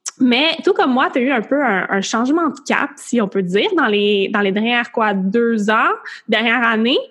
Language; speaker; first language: French; native; French